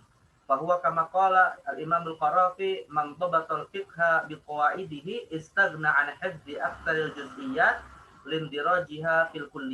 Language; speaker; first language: Arabic; non-native, fluent; Indonesian